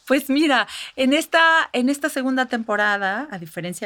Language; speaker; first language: Spanish; native; Spanish